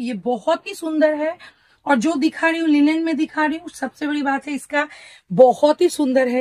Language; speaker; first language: Hindi; non-native, local second language; Bangla